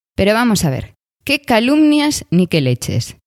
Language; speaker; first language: Spanish; native; Spanish